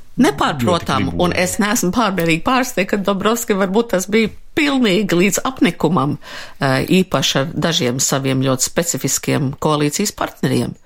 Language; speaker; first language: Latvian; early bilingual, heritage; Latvian